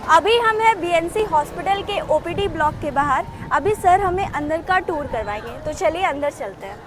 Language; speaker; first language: Hindi; native; Hindi